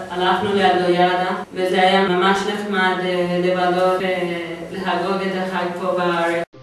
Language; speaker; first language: Hebrew; non-native, learner; Spanish